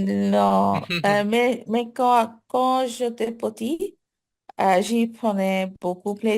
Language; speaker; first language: French; non-native, learner; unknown